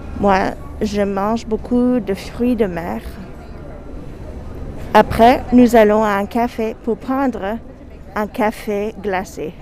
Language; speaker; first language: French; non-native, fluent; English